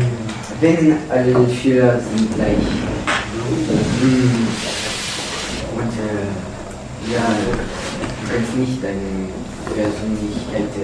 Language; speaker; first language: German; non-native, learner; French